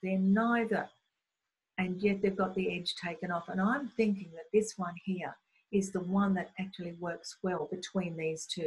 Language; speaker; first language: English; native; English